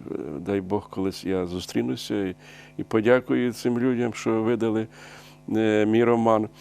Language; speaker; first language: Ukrainian; native; Ukrainian